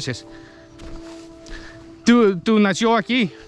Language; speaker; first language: Spanish; non-native, learner; English